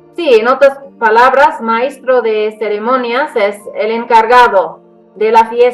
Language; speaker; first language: Spanish; non-native, fluent; English